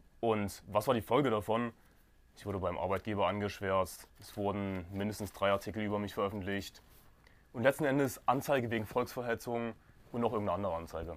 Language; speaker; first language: German; native; German